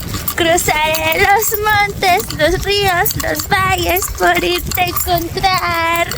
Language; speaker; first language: Spanish; early bilingual, heritage; Spanish